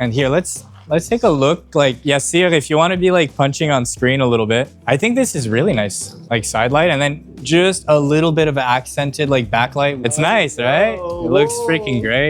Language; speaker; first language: English; native; English